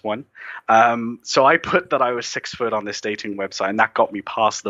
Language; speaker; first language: English; native; English